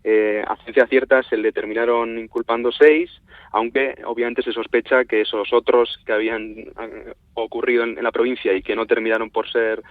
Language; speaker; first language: Spanish; native; Spanish